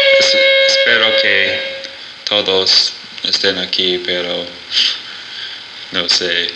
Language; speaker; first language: Spanish; non-native, learner; English